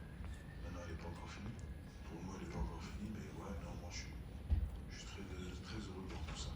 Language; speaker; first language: French; native; French